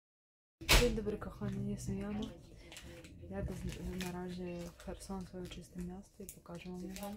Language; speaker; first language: Polish; non-native, learner; Ukrainian